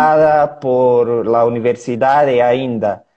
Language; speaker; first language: Spanish; non-native, learner; Portuguese